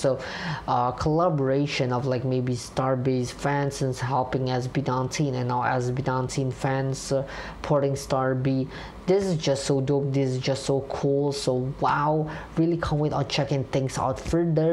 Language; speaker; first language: English; non-native, fluent; Indonesian